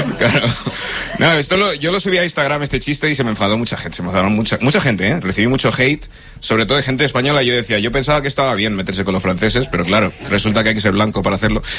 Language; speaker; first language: Spanish; early bilingual, other home language; English